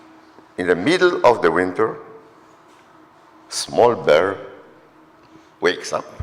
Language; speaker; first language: English; non-native, fluent; Polish